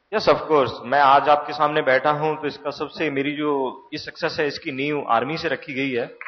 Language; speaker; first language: Hindi; native; Hindi